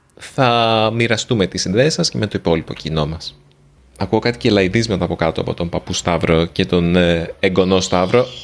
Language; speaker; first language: Greek; native; Greek